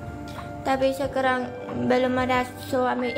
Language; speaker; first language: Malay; non-native, learner; Vietnamese